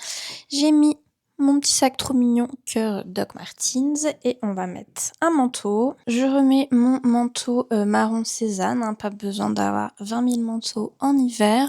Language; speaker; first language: French; native; French